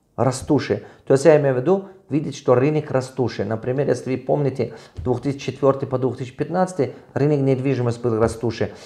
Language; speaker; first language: Russian; non-native, local second language; Tajik